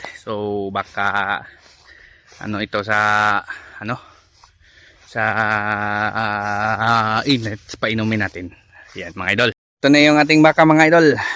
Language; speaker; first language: Filipino; non-native, local second language; Cebuano